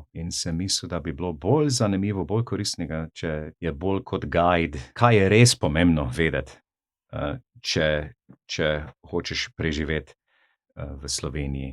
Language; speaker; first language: Slovenian; non-native, fluent; English